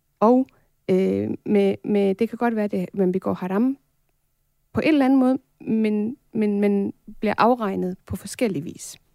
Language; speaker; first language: Danish; early bilingual, other home language; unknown